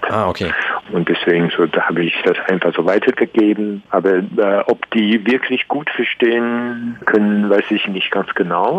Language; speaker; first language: German; non-native, learner; Chinese